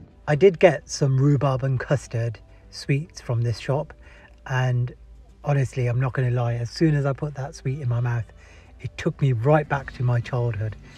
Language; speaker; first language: English; early bilingual, other home language; Hindi